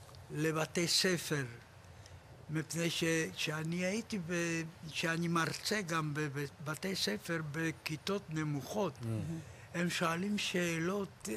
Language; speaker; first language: Hebrew; non-native, fluent; Polish